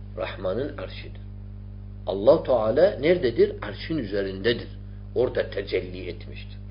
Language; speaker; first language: Turkish; non-native, fluent; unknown